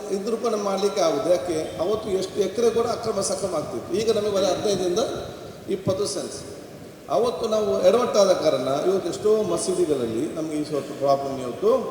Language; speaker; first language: Kannada; non-native, local second language; Badaga